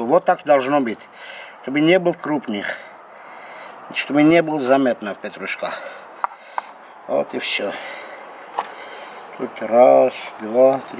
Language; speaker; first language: Russian; non-native, fluent; Armenian